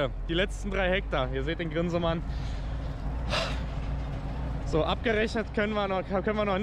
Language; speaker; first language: German; native; German